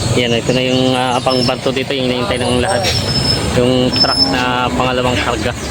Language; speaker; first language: Filipino; native; Filipino